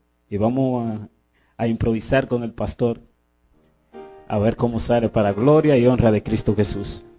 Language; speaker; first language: Spanish; native; Spanish